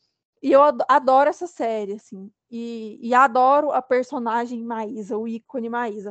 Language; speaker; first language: Portuguese; native; Portuguese